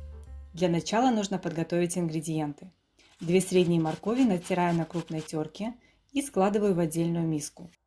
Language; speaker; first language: Russian; native; Russian